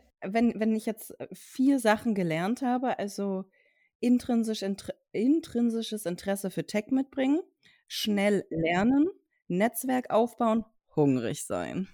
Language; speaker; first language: German; native; German